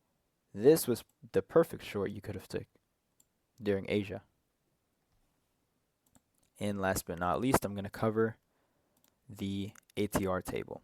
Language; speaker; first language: English; native; English